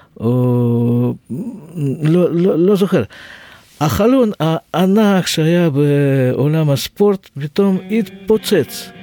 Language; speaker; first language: Hebrew; non-native, fluent; Russian